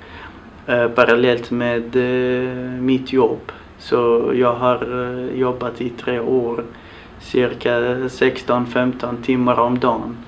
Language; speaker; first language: Swedish; non-native, fluent; Arabic